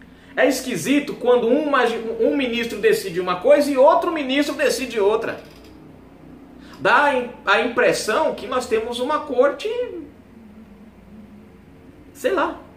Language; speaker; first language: Portuguese; native; Portuguese